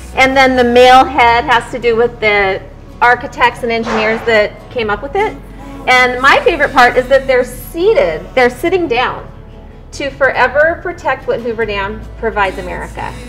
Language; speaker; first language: English; native; English